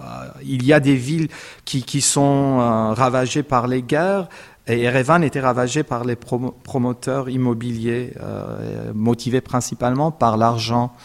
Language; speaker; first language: French; non-native, fluent; Armenian